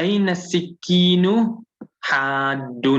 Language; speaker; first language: Arabic; non-native, fluent; English